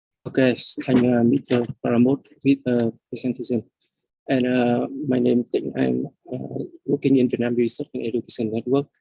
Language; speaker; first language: English; non-native, fluent; Vietnamese